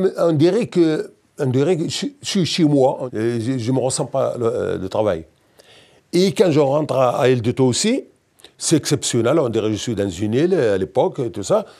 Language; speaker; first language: French; non-native, local second language; Berber languages